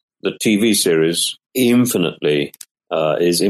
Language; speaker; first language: English; native; English